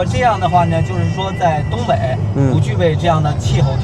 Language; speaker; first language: Chinese; native; Chinese